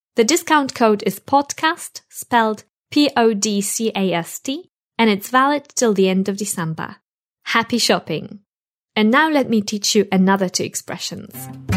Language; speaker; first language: English; non-native, fluent; Polish